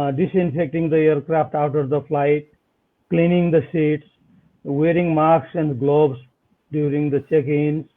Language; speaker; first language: English; non-native, local second language; Nepali